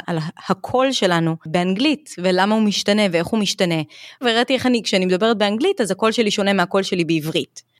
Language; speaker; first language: Hebrew; native; Hebrew